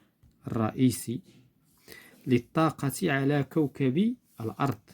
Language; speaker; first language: Arabic; native; Arabic